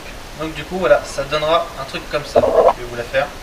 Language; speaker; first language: French; native; French